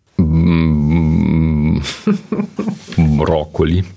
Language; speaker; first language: German; native; German